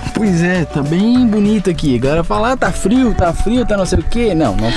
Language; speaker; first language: Portuguese; native; Portuguese